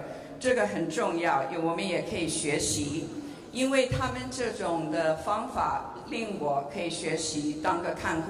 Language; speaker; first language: Chinese; early bilingual, heritage; English